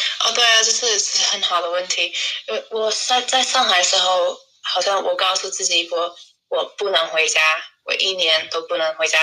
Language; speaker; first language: Chinese; non-native, fluent; English